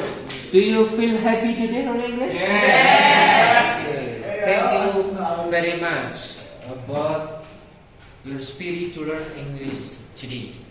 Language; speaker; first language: English; non-native, learner; Indonesian